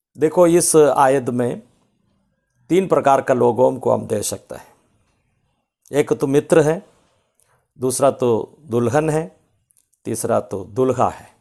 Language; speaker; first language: Hindi; non-native, local second language; Malayalam